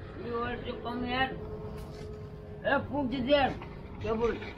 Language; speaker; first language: English; non-native, learner; Nepali